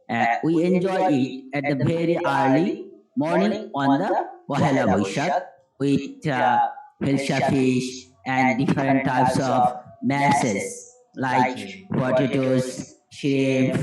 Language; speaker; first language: English; non-native, learner; Bangla